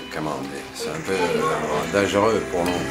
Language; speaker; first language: French; non-native, learner; Chechen